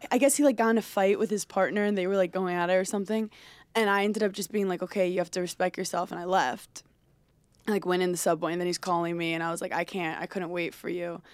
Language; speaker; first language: English; native; English